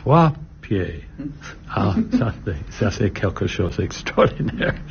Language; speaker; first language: French; non-native, learner; English